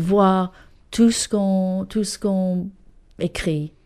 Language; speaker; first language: French; non-native, fluent; English